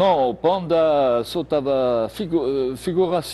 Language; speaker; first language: Portuguese; non-native, fluent; French